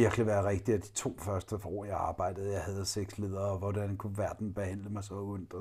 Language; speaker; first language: Danish; native; Danish